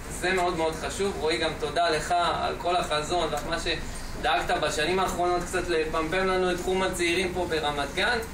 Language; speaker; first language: Hebrew; native; Hebrew